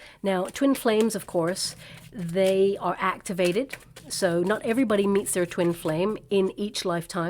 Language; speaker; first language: English; native; English